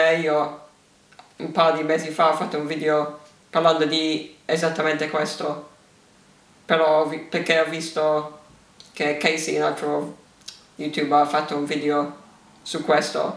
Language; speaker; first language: Italian; early bilingual, heritage; English